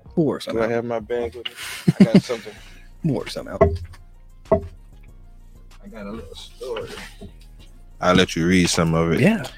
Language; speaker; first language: English; native; English